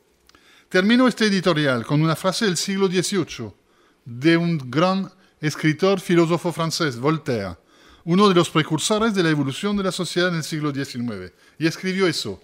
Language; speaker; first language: Spanish; native; Spanish